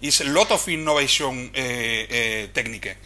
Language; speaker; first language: English; non-native, learner; Spanish